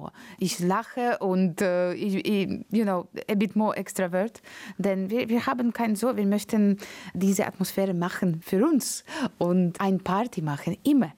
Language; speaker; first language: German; non-native, fluent; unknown